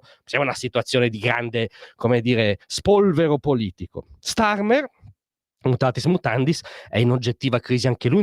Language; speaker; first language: Italian; native; Italian